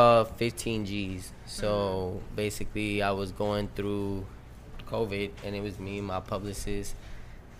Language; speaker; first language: English; early bilingual, other home language; Spanish